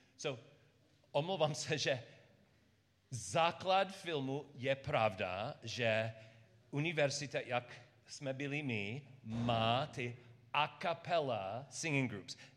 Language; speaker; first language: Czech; non-native, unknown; English